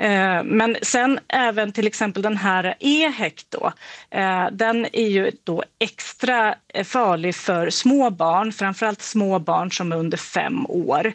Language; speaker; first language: Swedish; native; Swedish